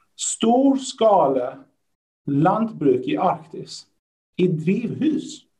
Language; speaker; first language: Swedish; early bilingual, other home language; Persian